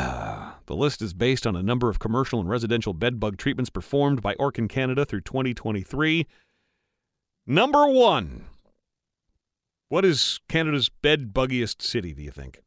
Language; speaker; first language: English; native; English